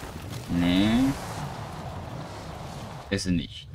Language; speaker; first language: German; native; German